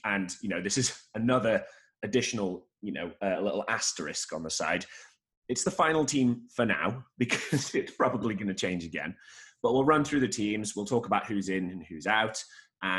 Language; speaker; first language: English; native; English